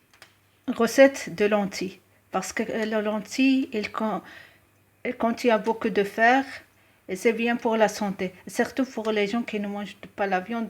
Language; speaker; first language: French; non-native, local second language; Arabic